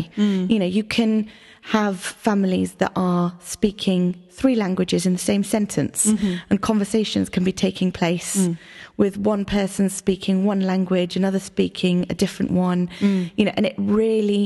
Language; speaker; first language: English; native; English